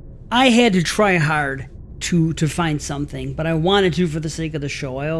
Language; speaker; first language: English; native; English